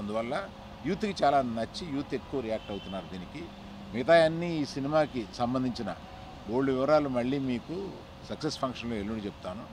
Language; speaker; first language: Telugu; native; Telugu